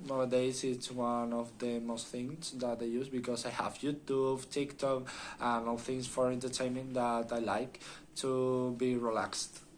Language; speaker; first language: English; non-native, learner; Spanish